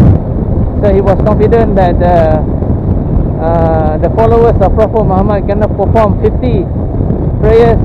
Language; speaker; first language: English; non-native, local second language; Malay